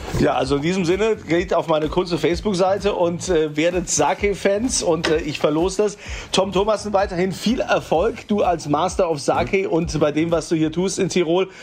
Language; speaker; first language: German; native; German